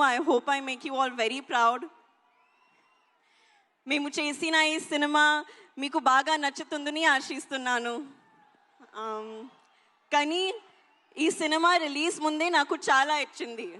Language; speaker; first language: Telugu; non-native, learner; Hindi